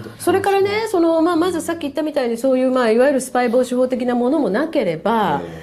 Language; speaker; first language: Japanese; native; Japanese